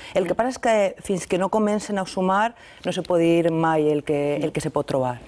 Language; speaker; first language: Catalan; native; Catalan